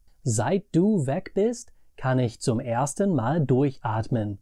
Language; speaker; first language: German; non-native, fluent; English